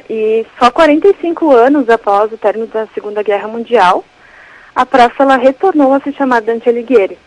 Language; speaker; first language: Portuguese; native; Portuguese